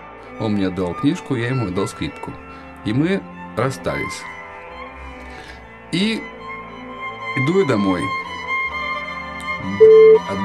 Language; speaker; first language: Russian; native; Russian